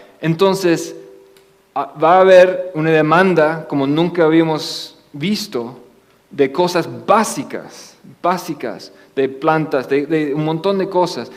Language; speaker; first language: Spanish; non-native, fluent; English